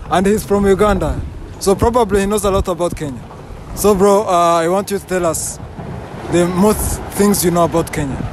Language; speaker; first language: English; non-native, local second language; Kinyarwanda